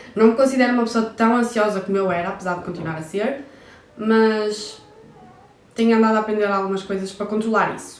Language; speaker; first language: Portuguese; early bilingual, heritage; Portuguese